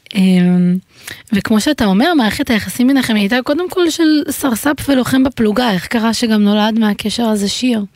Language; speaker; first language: Hebrew; native; Hebrew